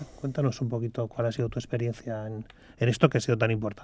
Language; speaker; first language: Spanish; native; Spanish